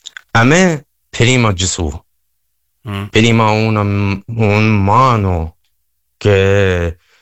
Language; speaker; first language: Italian; non-native, learner; Persian